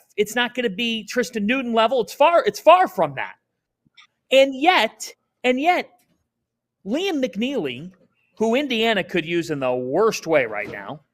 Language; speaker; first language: English; native; English